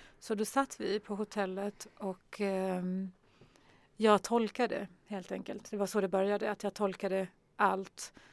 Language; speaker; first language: Swedish; early bilingual, other home language; Arabic